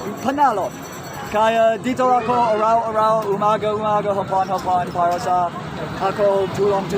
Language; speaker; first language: Filipino; non-native, learner; English